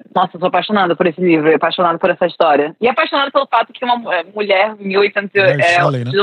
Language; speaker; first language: Portuguese; early bilingual, other home language; English